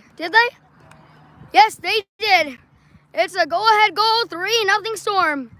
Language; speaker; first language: English; native; English